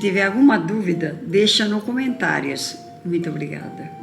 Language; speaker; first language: Portuguese; non-native, local second language; Japanese